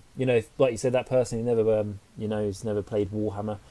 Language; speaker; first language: English; native; English